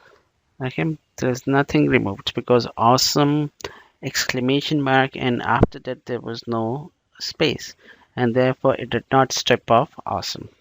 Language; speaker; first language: English; non-native, local second language; Bangla